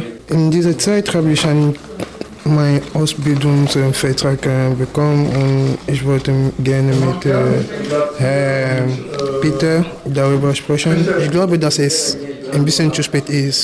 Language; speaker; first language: German; non-native, fluent; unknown